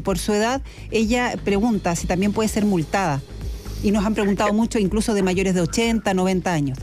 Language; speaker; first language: Spanish; native; Spanish